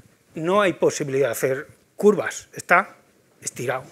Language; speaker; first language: Spanish; native; Spanish